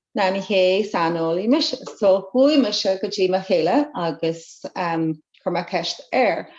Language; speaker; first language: Irish; non-native, local second language; English